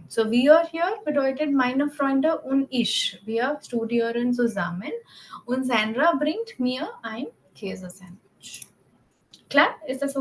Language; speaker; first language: German; non-native, fluent; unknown